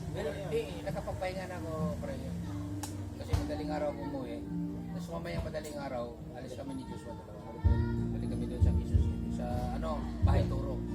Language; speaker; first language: Filipino; non-native, local second language; Cebuano